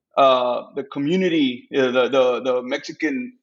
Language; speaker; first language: English; early bilingual, other home language; Spanish